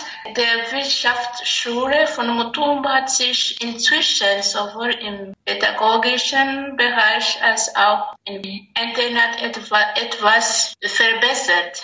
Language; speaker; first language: German; non-native, learner; Rundi